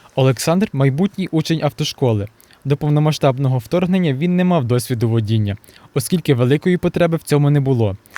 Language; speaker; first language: Ukrainian; native; Ukrainian